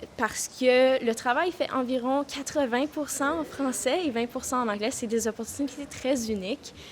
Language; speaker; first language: French; native; French